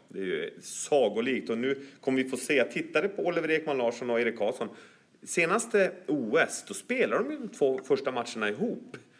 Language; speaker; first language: Swedish; native; Swedish